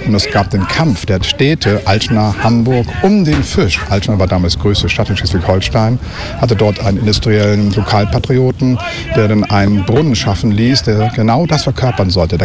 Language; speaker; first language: German; native; German